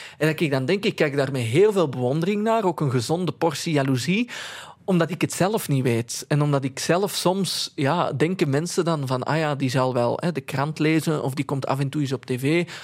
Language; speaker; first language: Dutch; early bilingual, other home language; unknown